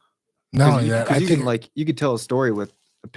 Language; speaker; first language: English; native; English